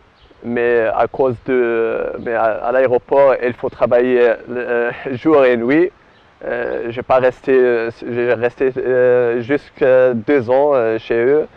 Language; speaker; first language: French; non-native, learner; Arabic